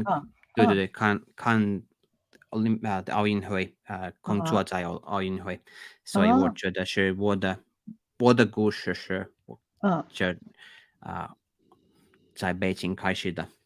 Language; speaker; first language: Chinese; non-native, learner; Finnish